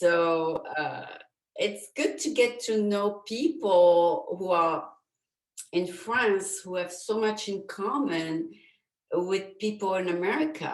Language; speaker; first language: English; non-native, fluent; French